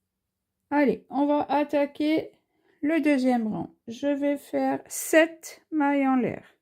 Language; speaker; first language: French; native; French